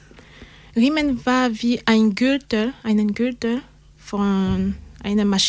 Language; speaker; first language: German; non-native, learner; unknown